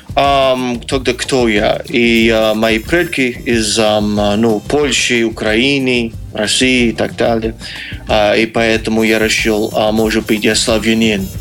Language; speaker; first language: Russian; non-native, fluent; English